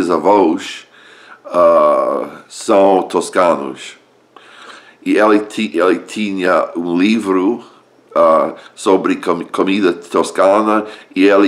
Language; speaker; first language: Portuguese; non-native, learner; English